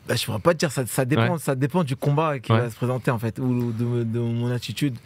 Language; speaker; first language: French; native; French